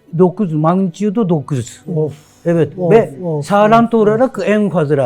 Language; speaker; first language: Turkish; non-native, learner; Japanese